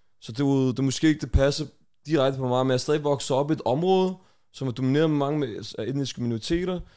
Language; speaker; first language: Danish; early bilingual, other home language; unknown